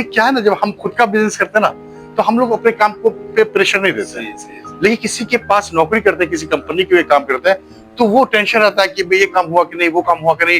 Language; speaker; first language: Hindi; native; Hindi